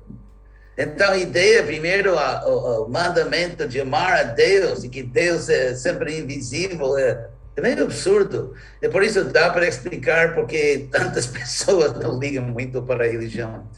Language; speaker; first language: Portuguese; non-native, fluent; English